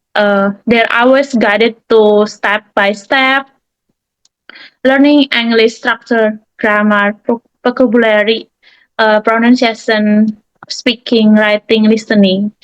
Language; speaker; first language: English; non-native, learner; Indonesian